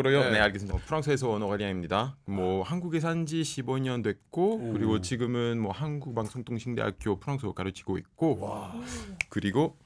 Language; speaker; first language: Korean; non-native, fluent; French